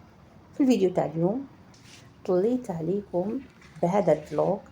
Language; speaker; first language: Arabic; native; Arabic